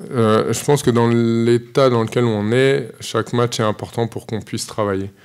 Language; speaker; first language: French; native; French